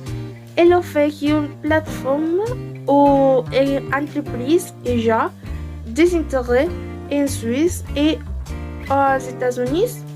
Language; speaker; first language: French; non-native, learner; Spanish